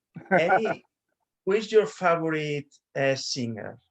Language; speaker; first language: English; non-native, learner; Spanish